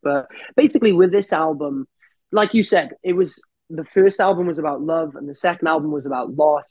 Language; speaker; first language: English; native; English